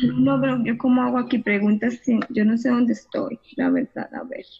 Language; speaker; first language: Spanish; native; Spanish